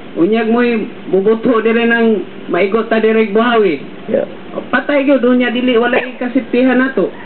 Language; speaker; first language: Cebuano; non-native, local second language; Maranao